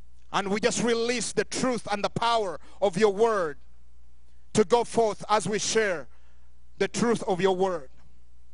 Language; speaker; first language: English; non-native, local second language; Ganda